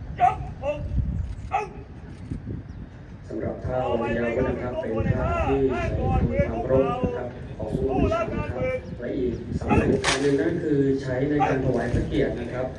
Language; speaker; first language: Thai; native; Thai